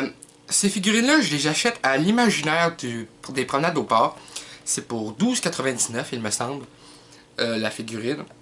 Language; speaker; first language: French; native; French